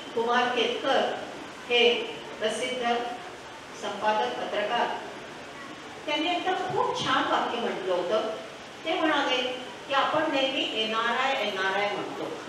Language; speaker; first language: Marathi; non-native, local second language; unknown